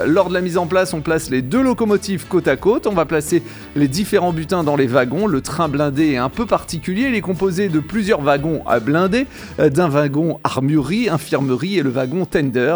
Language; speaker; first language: French; native; French